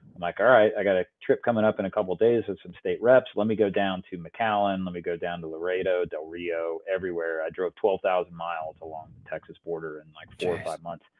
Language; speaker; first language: English; native; English